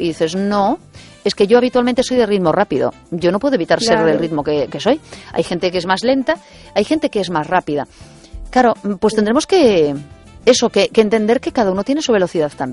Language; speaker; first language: Spanish; native; Spanish